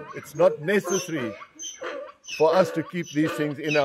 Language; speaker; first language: English; non-native, local second language; Afrikaans